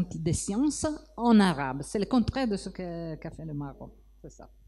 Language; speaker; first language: French; non-native, fluent; Italian